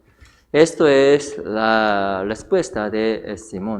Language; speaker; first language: Spanish; non-native, fluent; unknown